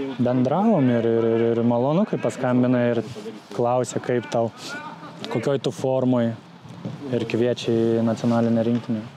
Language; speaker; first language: Lithuanian; native; Lithuanian